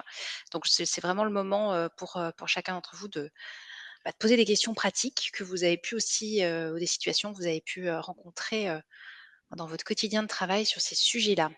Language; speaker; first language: French; native; French